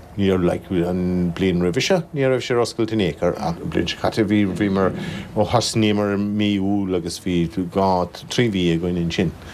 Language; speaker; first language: Irish; native; Irish